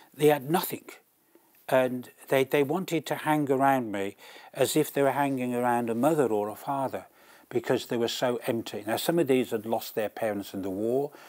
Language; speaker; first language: English; native; English